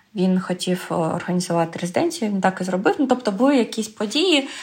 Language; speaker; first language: Ukrainian; native; Ukrainian